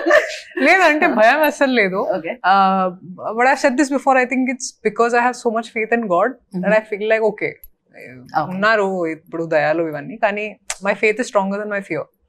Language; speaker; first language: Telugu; non-native, fluent; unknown